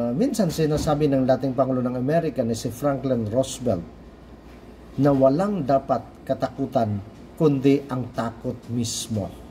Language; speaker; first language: Filipino; non-native, local second language; Cebuano